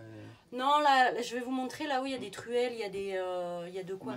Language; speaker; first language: French; native; French